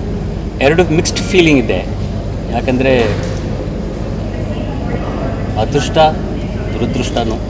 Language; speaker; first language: Kannada; non-native, learner; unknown